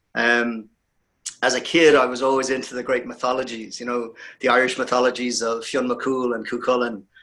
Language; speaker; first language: English; native; English